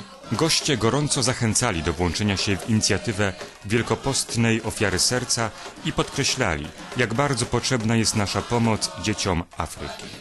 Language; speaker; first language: Polish; native; Polish